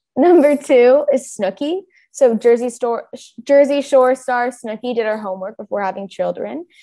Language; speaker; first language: English; native; English